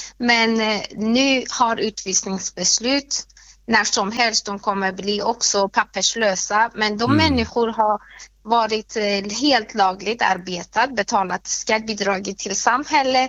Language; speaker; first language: Swedish; non-native, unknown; Persian